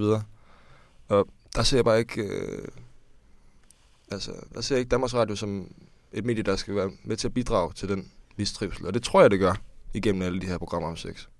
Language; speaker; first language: Danish; native; Danish